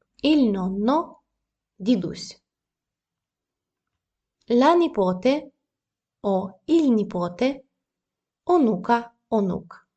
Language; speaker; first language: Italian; non-native, fluent; Ukrainian